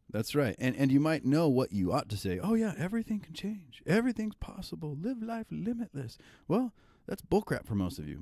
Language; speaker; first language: English; native; English